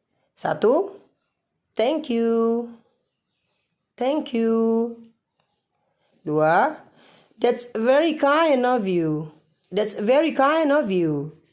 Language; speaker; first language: English; non-native, fluent; Indonesian